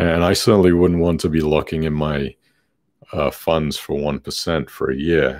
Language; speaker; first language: English; native; English